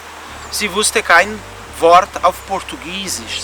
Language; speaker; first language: German; non-native, fluent; Portuguese